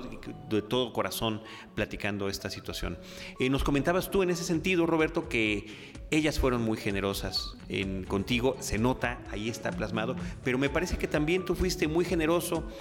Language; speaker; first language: Spanish; native; Spanish